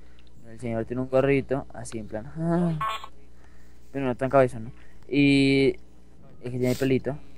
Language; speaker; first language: Spanish; native; Spanish